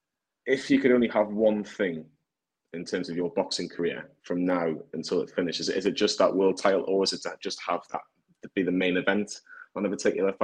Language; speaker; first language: English; native; English